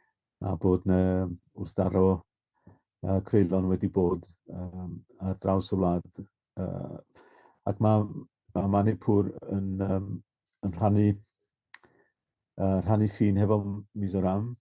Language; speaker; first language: Welsh; native; Welsh